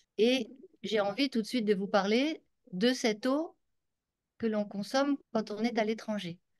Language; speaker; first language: French; native; French